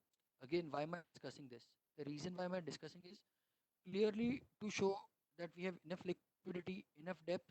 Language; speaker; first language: English; non-native, local second language; Hindi